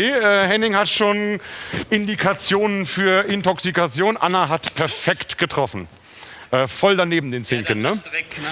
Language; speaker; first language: German; native; German